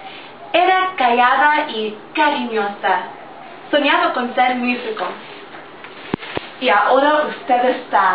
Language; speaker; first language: Spanish; non-native, learner; English